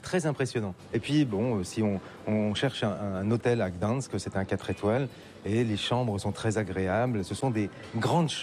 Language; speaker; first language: French; native; French